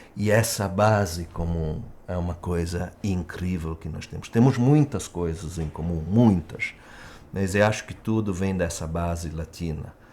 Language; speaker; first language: Portuguese; early bilingual, heritage; Italian